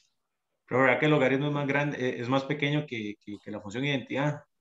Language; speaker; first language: Spanish; native; Spanish